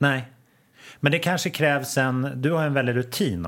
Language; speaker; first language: Swedish; native; Swedish